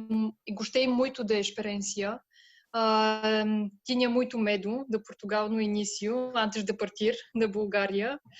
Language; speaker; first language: Portuguese; non-native, fluent; Bulgarian